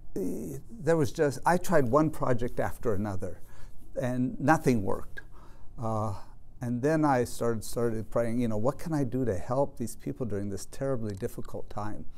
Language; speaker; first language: English; native; English